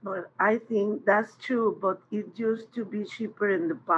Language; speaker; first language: English; non-native, learner; Spanish